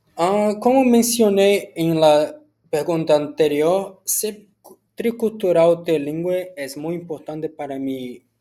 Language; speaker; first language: Spanish; early bilingual, other home language; Portuguese